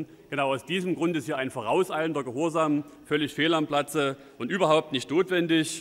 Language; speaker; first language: German; native; German